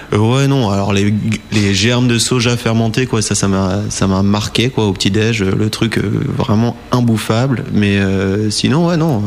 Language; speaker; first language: French; early bilingual, heritage; French